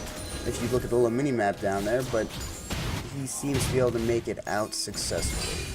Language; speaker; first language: English; native; English